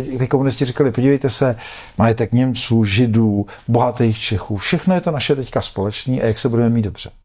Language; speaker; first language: Czech; native; Czech